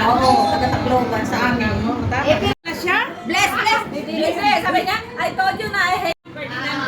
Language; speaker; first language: Filipino; non-native, local second language; Waray